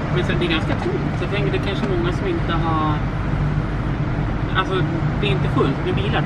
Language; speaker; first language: Swedish; native; Swedish